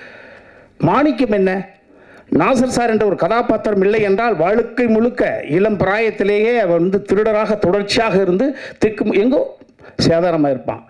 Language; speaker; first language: Tamil; native; Tamil